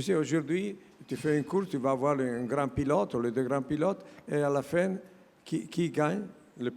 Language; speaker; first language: French; non-native, learner; Italian